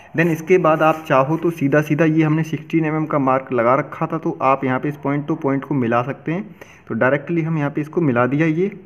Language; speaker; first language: Hindi; native; Hindi